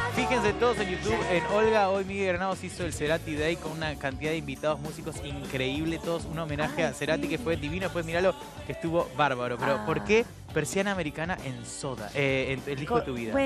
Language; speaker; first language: Spanish; native; Spanish